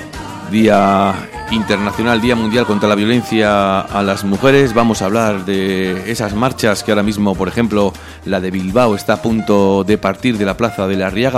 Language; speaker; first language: Spanish; native; Spanish